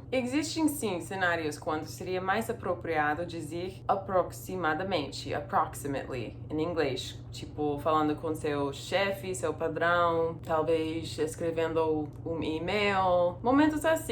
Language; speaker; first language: Portuguese; non-native, fluent; English